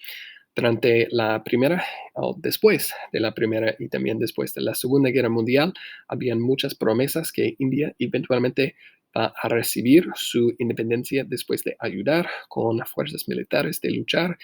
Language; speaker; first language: Spanish; non-native, fluent; English